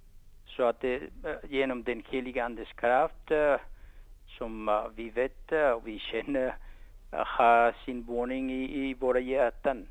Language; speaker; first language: Swedish; non-native, fluent; Spanish